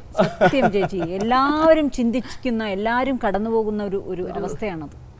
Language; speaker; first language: Malayalam; native; Malayalam